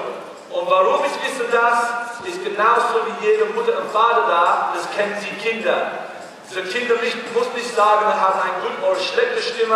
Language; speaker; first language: German; non-native, learner; English